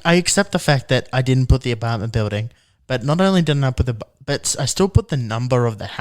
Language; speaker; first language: English; native; English